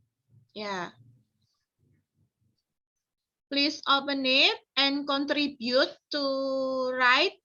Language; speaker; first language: English; non-native, fluent; Indonesian